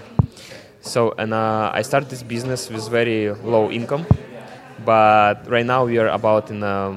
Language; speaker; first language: English; non-native, fluent; Russian